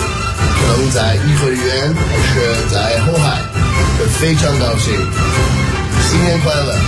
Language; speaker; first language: Chinese; non-native, learner; English